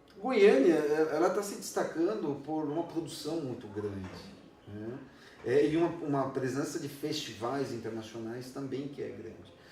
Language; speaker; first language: Portuguese; non-native, fluent; Spanish